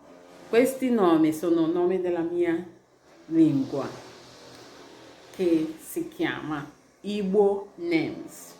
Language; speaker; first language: Italian; non-native, learner; Igbo